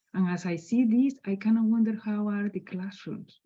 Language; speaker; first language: English; non-native, fluent; Spanish